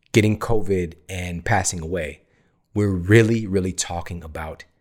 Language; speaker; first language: English; native; English